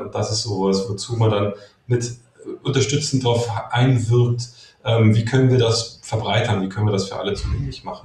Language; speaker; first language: German; native; German